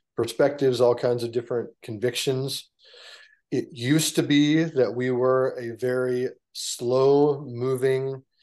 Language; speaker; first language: English; native; English